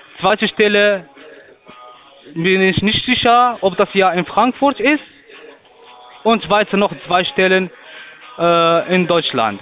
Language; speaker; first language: German; non-native, learner; Arabic